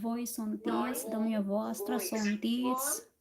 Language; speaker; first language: Romanian; non-native, learner; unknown